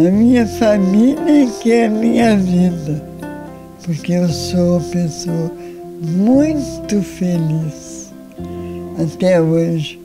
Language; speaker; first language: Portuguese; early bilingual, other home language; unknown